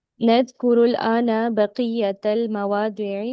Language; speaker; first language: Arabic; non-native, learner; Urdu